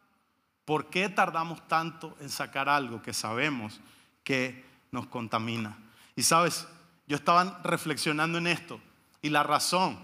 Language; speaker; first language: Spanish; native; Spanish